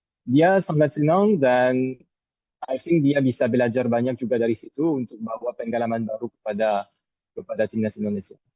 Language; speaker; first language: Indonesian; non-native, fluent; French